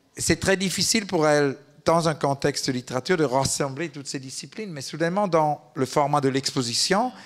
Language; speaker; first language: French; native; French